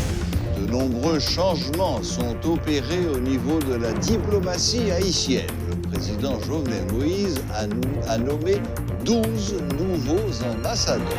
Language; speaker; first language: French; non-native, local second language; Haitian Creole